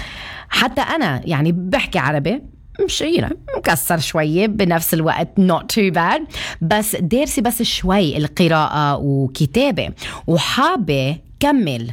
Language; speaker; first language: Arabic; early bilingual, heritage; Arabic